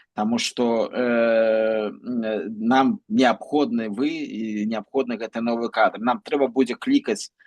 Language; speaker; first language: Belarusian; non-native, local second language; Russian